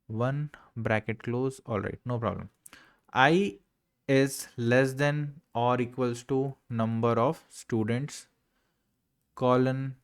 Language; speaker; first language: English; non-native, local second language; Hindi